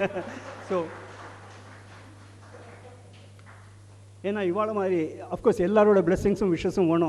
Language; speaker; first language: Tamil; native; Tamil